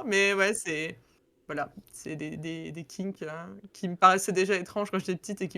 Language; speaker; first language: French; native; French